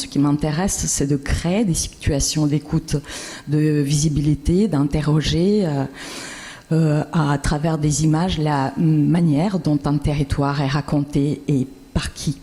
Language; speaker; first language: French; non-native, fluent; Russian